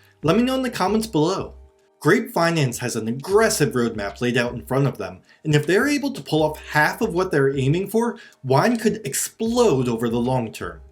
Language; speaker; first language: English; native; English